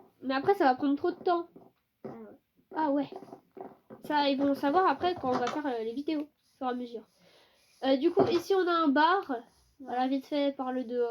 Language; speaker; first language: French; native; French